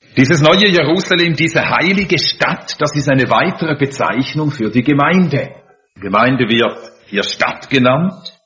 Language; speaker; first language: German; native; German